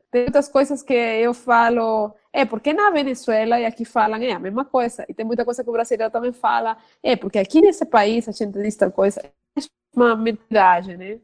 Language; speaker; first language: Portuguese; non-native, fluent; Spanish